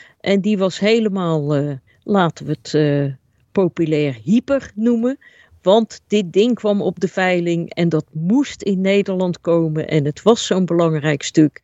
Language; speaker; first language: Dutch; native; Dutch